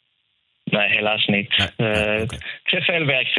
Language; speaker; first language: Dutch; non-native, fluent; Norwegian